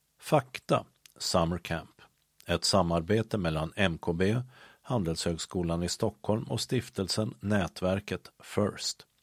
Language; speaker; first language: Swedish; native; Swedish